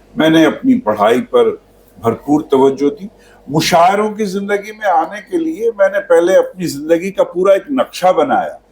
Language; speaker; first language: Urdu; native; Urdu